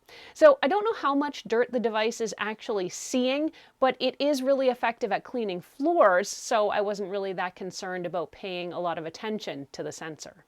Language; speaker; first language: English; native; English